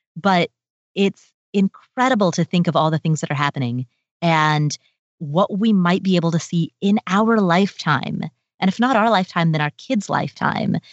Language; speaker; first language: English; early bilingual, other home language; Nepali